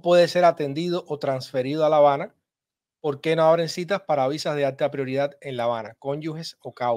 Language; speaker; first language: Spanish; native; Spanish